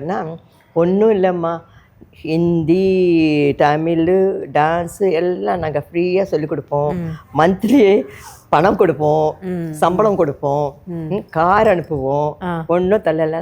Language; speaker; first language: Tamil; non-native, local second language; Telugu